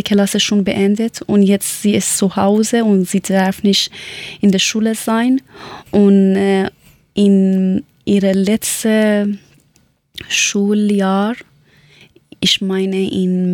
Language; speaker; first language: German; non-native, learner; Persian